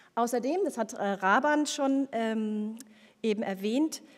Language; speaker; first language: German; native; German